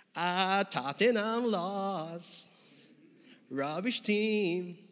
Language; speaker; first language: English; non-native, local second language; Filipino